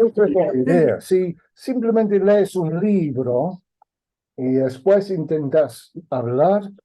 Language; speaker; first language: Spanish; non-native, fluent; English